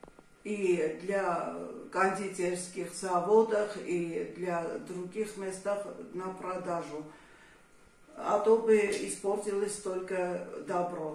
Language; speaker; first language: Russian; non-native, fluent; Armenian